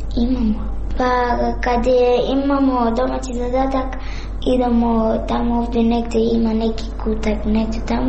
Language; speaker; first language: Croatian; non-native, learner; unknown